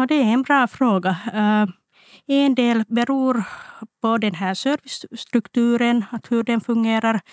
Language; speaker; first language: Swedish; non-native, local second language; Finnish